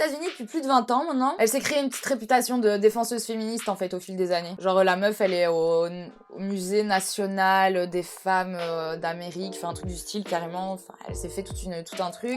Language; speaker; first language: French; native; French